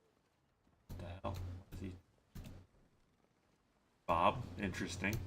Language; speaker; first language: English; native; English